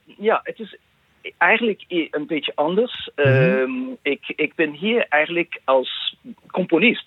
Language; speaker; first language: Dutch; non-native, fluent; English